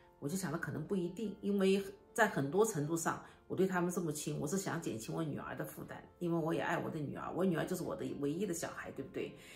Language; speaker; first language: Chinese; native; Chinese